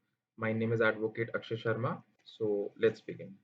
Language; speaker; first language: English; non-native, local second language; Hindi